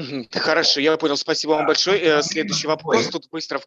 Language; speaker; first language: Russian; native; Russian